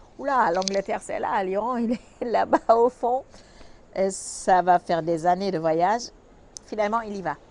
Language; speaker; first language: French; non-native, fluent; German